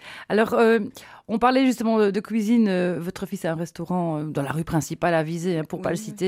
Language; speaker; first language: French; native; French